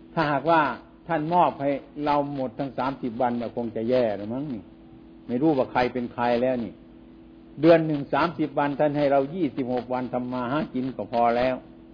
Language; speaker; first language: Thai; non-native, local second language; Northeastern Thai